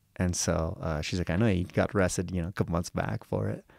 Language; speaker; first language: English; native; English